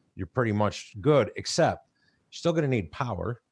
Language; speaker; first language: English; native; English